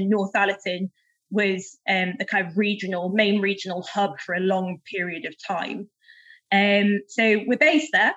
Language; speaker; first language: English; native; English